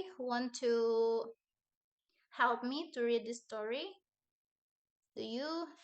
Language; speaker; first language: English; non-native, learner; Indonesian